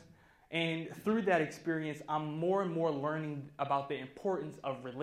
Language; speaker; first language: English; native; English